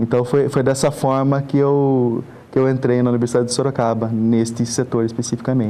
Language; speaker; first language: Portuguese; native; Portuguese